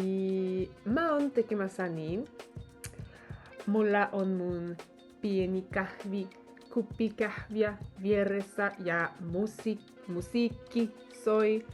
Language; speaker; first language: Finnish; non-native, fluent; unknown